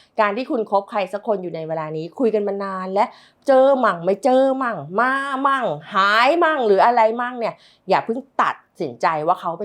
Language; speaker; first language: Thai; native; Thai